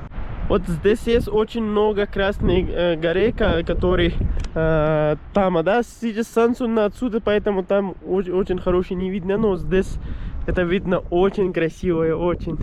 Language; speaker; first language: Russian; non-native, learner; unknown